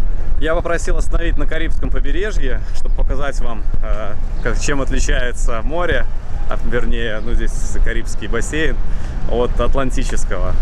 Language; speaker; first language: Russian; native; Russian